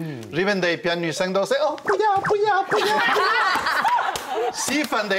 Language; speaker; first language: Chinese; non-native, fluent; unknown